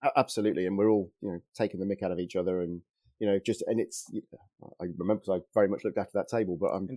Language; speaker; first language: English; native; English